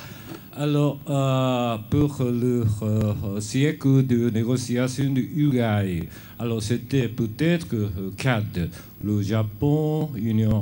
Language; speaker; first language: French; non-native, fluent; Japanese